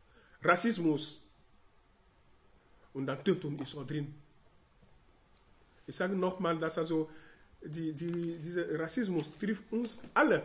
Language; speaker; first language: German; non-native, learner; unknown